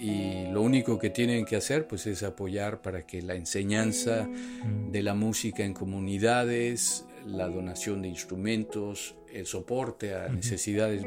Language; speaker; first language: Spanish; native; Spanish